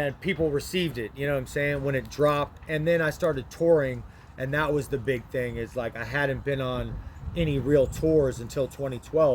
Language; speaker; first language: English; native; English